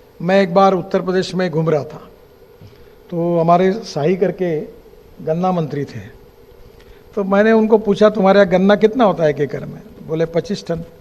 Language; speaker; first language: Hindi; non-native, local second language; Marathi